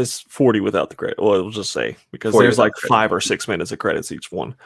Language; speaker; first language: English; native; English